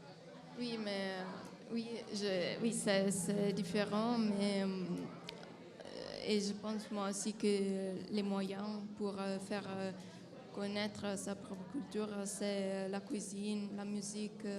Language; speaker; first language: French; non-native, fluent; Italian